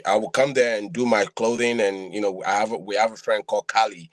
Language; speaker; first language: English; non-native, local second language; Yoruba